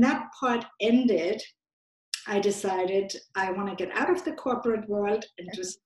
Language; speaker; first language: English; non-native, fluent; German